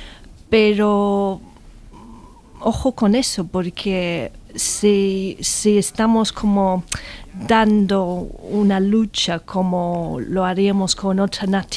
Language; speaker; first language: Spanish; non-native, fluent; English